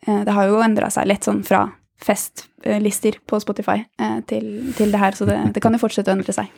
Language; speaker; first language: Norwegian; native; Norwegian